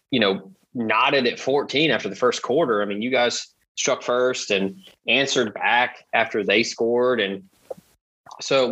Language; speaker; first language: English; native; English